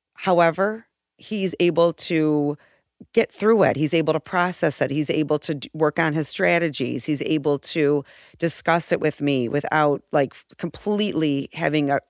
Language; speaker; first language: English; native; English